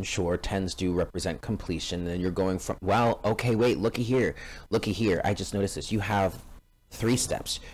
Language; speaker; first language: English; native; English